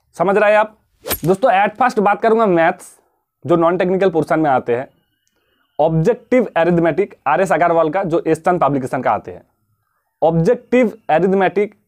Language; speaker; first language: Hindi; non-native, local second language; Bangla